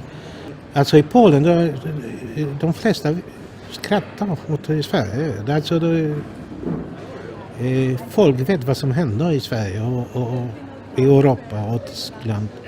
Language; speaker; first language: Swedish; non-native, fluent; Polish